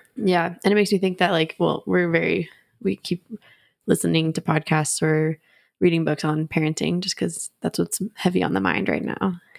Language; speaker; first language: English; native; English